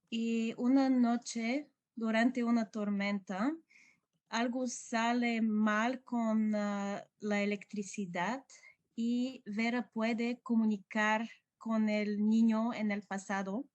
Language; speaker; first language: Spanish; non-native, learner; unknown